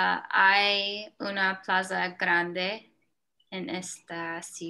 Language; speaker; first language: Spanish; non-native, learner; English